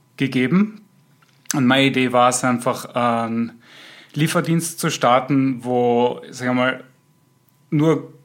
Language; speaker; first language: German; native; German